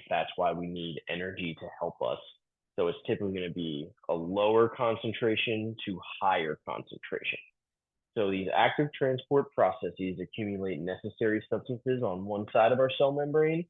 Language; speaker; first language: English; native; English